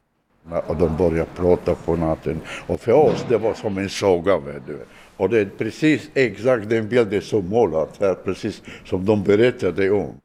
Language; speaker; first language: Swedish; non-native, fluent; Romany